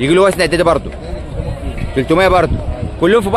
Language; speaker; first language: Arabic; native; Arabic